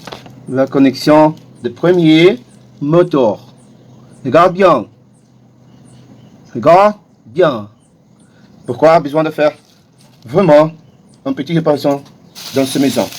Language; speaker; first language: French; non-native, learner; Portuguese